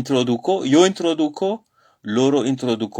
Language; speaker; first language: Italian; non-native, learner; French